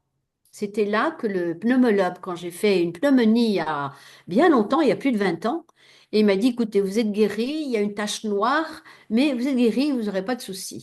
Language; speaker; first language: French; native; French